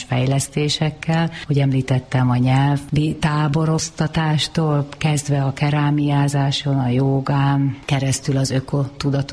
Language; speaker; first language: Hungarian; native; Hungarian